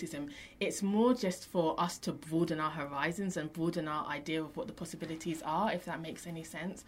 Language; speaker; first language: English; native; English